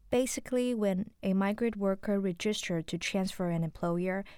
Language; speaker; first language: English; non-native, local second language; Filipino